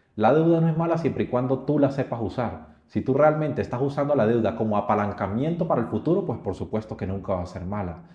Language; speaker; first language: Spanish; native; Spanish